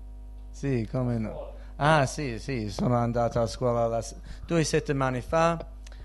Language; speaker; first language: Italian; early bilingual, heritage; Italian